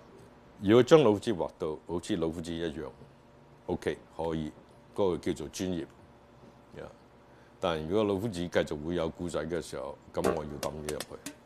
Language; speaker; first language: Chinese; native; Chinese